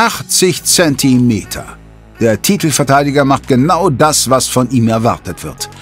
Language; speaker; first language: German; native; German